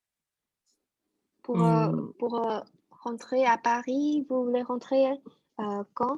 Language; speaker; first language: French; non-native, fluent; Chinese